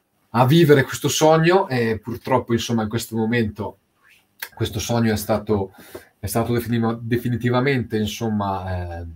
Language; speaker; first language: Italian; native; Italian